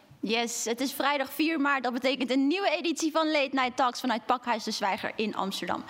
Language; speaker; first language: Dutch; native; Dutch